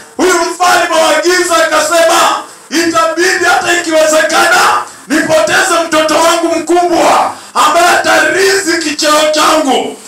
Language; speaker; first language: Swahili; non-native, local second language; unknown